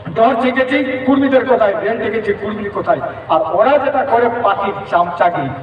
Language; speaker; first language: Bangla; non-native, local second language; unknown